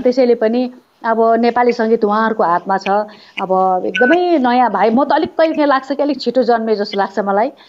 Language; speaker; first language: Nepali; native; Nepali